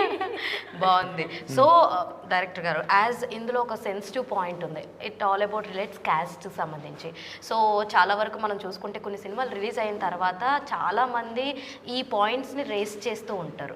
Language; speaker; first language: Telugu; native; Telugu